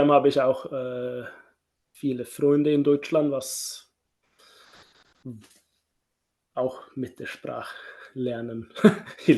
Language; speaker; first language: German; non-native, fluent; Norwegian